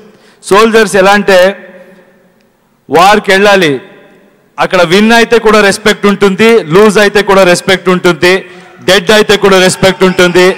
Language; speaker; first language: Telugu; non-native, learner; Kannada